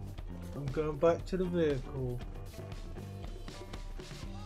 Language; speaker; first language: English; native; English